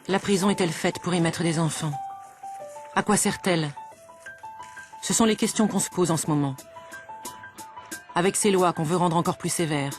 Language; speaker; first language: French; native; French